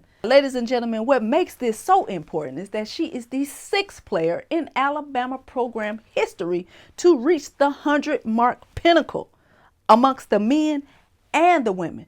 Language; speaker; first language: English; native; English